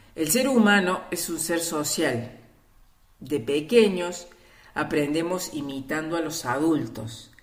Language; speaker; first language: Spanish; native; Spanish